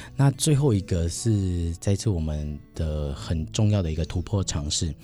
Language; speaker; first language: Chinese; native; Chinese